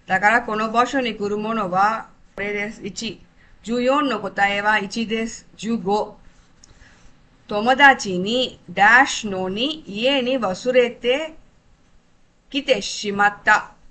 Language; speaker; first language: Japanese; non-native, learner; Tamil